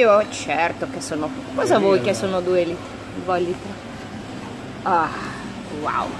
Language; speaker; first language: Italian; non-native, fluent; Russian